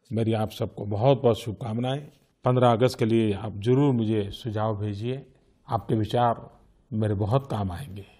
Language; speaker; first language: Hindi; non-native, local second language; Gujarati